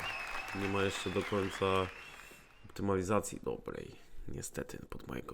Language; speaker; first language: Polish; native; Polish